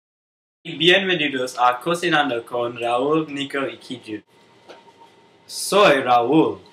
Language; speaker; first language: Spanish; non-native, learner; English